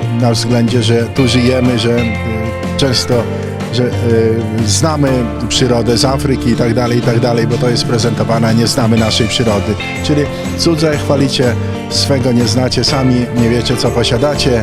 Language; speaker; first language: Polish; native; Polish